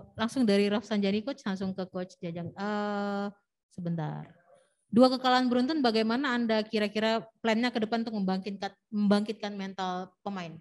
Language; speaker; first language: Indonesian; native; Indonesian